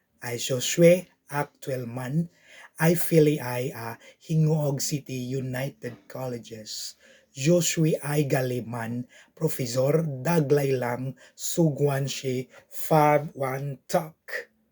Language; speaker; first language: French; non-native, learner; Cebuano